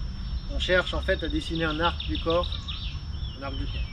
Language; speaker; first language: French; native; French